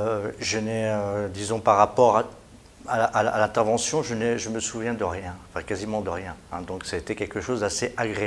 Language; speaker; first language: French; native; French